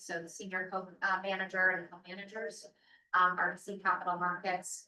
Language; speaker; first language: English; native; English